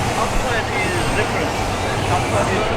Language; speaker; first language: English; non-native, learner; Japanese